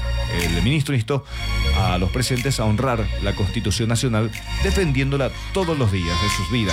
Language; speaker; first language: Spanish; native; Spanish